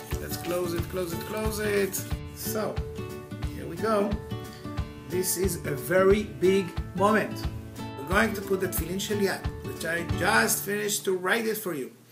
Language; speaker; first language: English; non-native, fluent; Hebrew